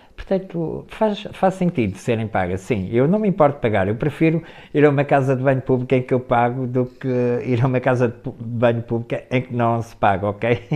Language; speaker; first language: Portuguese; native; Portuguese